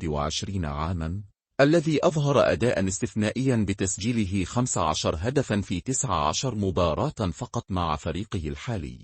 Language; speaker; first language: Arabic; native; Arabic